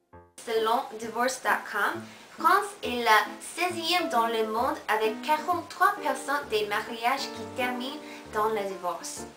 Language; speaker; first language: French; non-native, learner; Korean